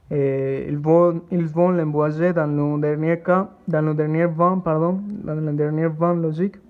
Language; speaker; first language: French; non-native, learner; Spanish